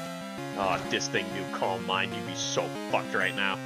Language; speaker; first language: English; native; English